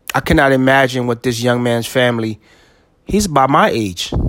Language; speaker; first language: English; native; English